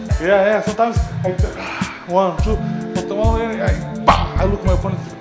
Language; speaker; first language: English; non-native, learner; Portuguese